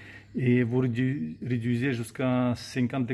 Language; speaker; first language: French; non-native, learner; Russian